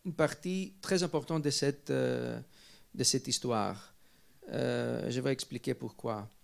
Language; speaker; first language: French; non-native, fluent; Greek